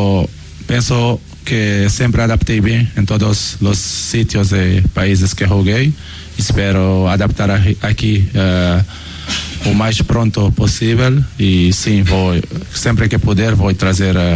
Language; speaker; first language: Spanish; non-native, fluent; Portuguese